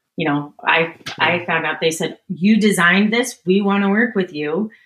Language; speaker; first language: English; native; English